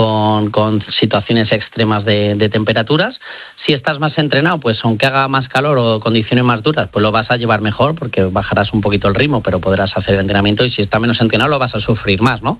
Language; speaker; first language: Spanish; native; Spanish